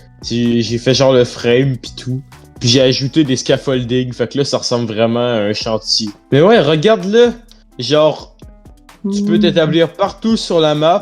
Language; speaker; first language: French; native; French